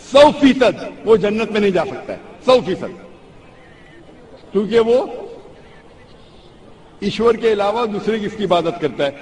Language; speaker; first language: Hindi; non-native, local second language; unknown